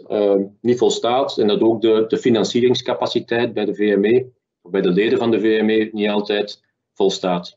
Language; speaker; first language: Dutch; native; Dutch